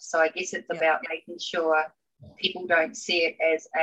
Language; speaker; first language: English; native; English